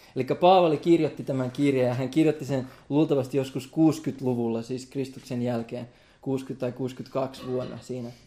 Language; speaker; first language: Finnish; non-native, local second language; Swedish